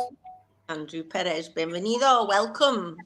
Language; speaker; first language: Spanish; non-native, learner; English